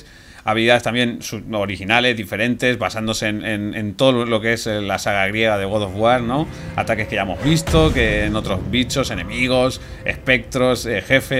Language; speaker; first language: Spanish; native; Spanish